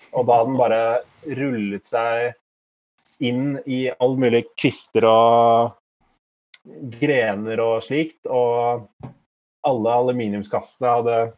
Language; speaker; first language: Norwegian; native; Norwegian